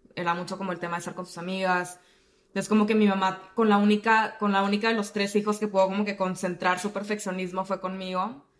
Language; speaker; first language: Spanish; native; Spanish